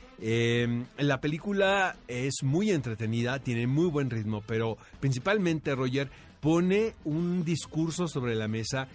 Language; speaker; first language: Spanish; native; Spanish